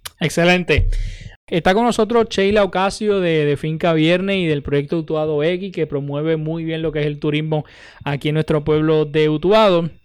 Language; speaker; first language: Spanish; native; Spanish